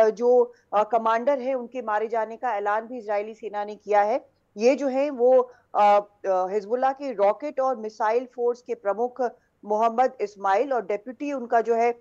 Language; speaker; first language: Hindi; native; Hindi